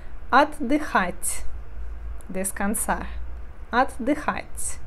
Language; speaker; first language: Russian; non-native, fluent; Portuguese